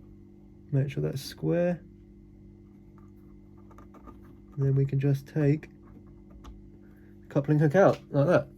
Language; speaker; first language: English; native; English